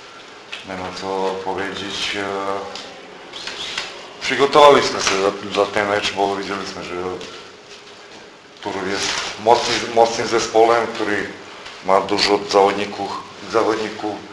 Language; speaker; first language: Polish; non-native, fluent; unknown